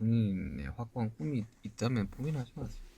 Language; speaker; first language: Korean; native; Korean